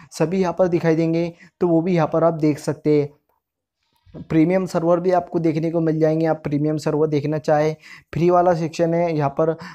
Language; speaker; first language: Hindi; native; Hindi